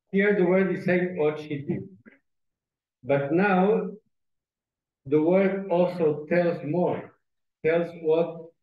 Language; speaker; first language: English; non-native, fluent; Portuguese